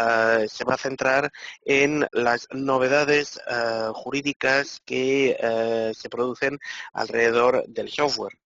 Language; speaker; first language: Spanish; native; Spanish